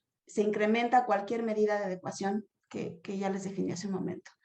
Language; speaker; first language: Spanish; native; Spanish